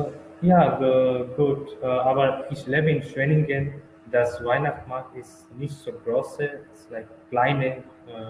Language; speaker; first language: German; non-native, learner; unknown